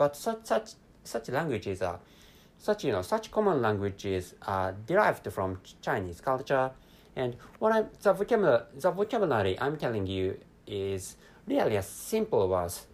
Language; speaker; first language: English; non-native, fluent; Japanese